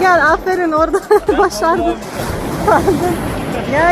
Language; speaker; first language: Turkish; non-native, fluent; Slovenian